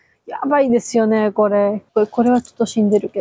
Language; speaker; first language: Japanese; non-native, learner; Georgian